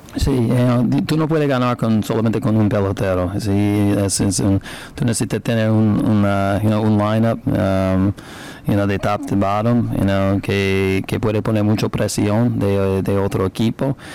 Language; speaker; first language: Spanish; non-native, learner; English